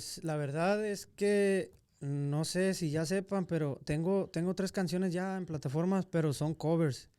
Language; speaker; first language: Spanish; native; Spanish